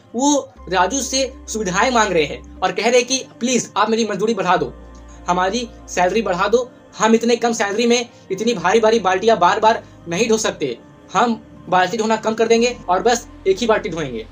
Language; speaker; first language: Hindi; native; Hindi